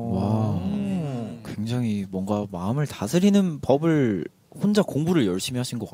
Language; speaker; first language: Korean; native; Korean